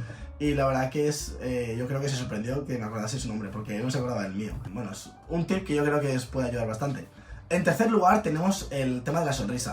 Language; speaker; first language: Spanish; native; Spanish